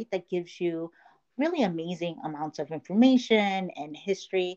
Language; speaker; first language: English; early bilingual, other home language; Korean